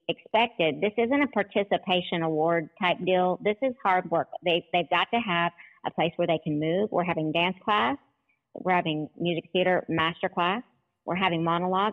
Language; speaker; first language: English; native; English